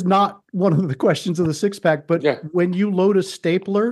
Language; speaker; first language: English; native; English